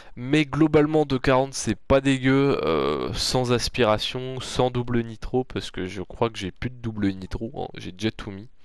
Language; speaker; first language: French; native; French